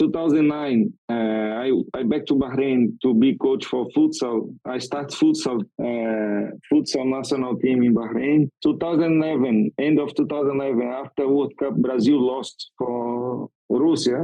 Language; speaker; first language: English; non-native, learner; Portuguese